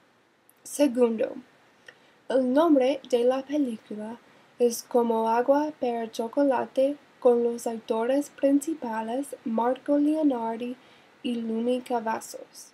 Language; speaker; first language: Spanish; non-native, learner; English